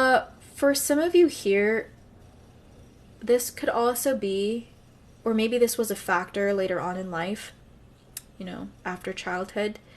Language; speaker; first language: English; native; English